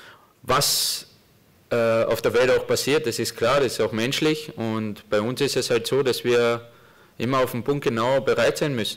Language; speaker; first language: German; native; German